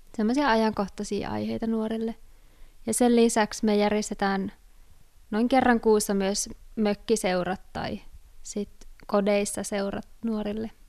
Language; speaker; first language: Finnish; non-native, fluent; English